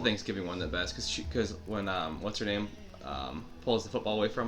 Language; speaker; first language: English; native; English